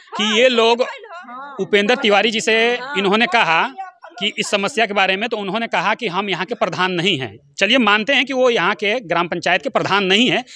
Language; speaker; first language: Hindi; native; Hindi